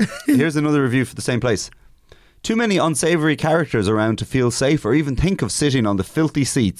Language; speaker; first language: English; native; English